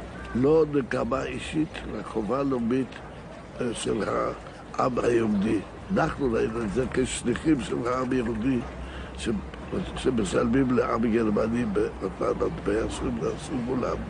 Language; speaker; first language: Hebrew; non-native, fluent; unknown